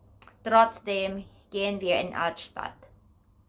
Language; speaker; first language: German; non-native, learner; Filipino